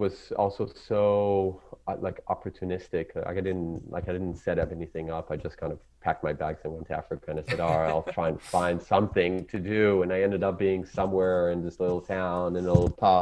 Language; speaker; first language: English; non-native, fluent; Hebrew